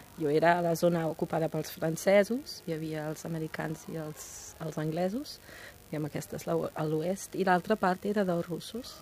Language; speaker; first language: Catalan; non-native, fluent; German